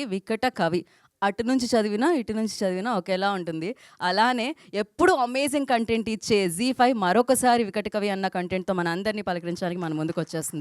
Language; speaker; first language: Telugu; native; Telugu